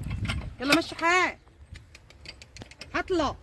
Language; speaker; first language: Arabic; native; Arabic